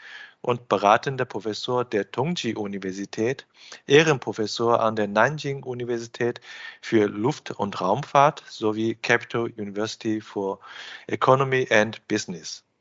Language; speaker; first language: German; non-native, fluent; Chinese